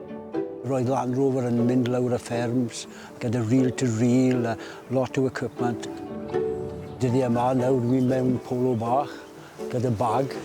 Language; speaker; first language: Welsh; non-native, fluent; English